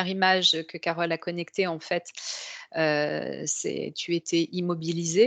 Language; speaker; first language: French; native; French